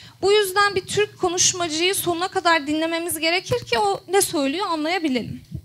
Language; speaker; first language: Turkish; native; Turkish